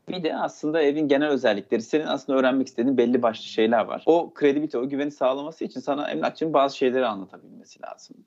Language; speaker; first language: Turkish; native; Turkish